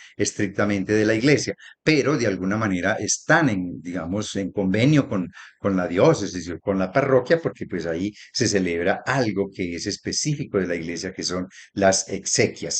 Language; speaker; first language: Spanish; native; Spanish